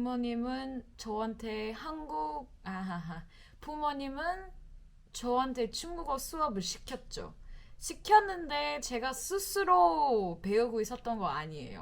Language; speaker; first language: Korean; non-native, fluent; English